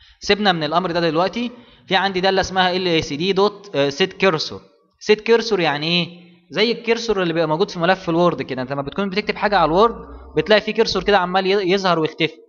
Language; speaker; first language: Arabic; native; Arabic